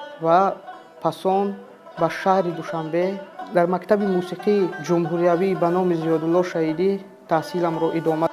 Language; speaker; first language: Persian; non-native, local second language; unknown